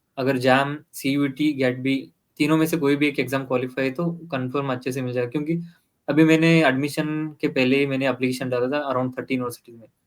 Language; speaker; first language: Hindi; non-native, local second language; Kannada